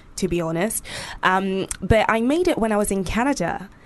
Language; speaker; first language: English; non-native, local second language; Yoruba